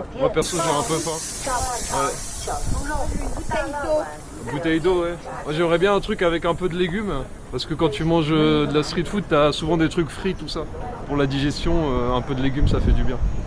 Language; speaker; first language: French; native; French